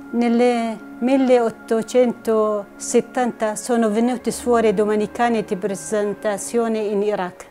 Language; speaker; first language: Italian; non-native, fluent; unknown